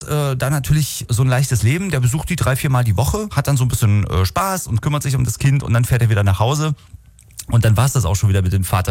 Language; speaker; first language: German; native; German